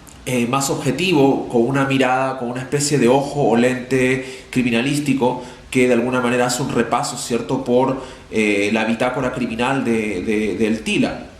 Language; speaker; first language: Spanish; native; Spanish